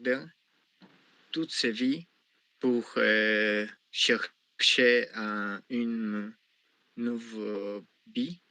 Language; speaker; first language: French; non-native, learner; Spanish